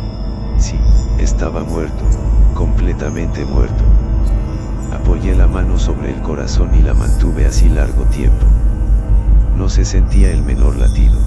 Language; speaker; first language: Spanish; native; Spanish